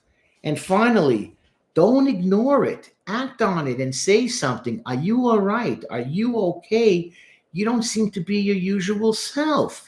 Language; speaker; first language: English; native; English